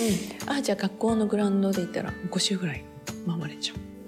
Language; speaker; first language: Japanese; native; Japanese